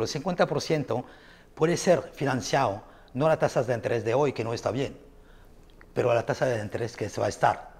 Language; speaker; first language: Spanish; non-native, learner; French